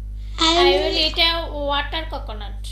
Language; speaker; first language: English; non-native, learner; Bangla